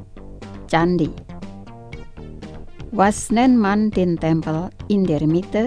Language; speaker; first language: German; non-native, fluent; Indonesian